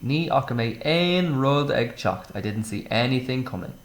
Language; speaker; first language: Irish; non-native, local second language; English